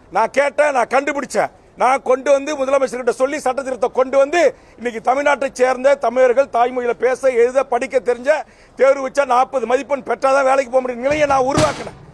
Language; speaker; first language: Tamil; native; Tamil